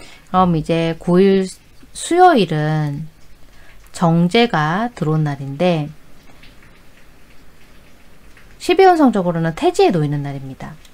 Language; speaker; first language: Korean; native; Korean